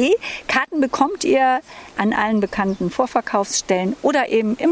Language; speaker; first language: German; native; German